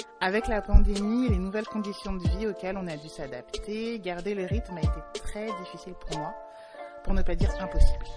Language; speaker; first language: French; native; French